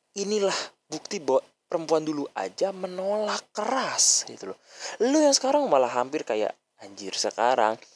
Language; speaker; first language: Indonesian; native; Indonesian